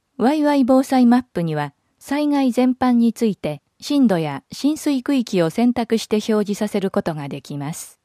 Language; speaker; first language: Japanese; native; Japanese